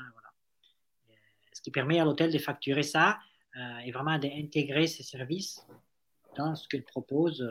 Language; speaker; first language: French; non-native, fluent; Italian